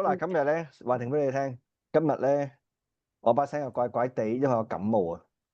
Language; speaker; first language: Cantonese; native; Cantonese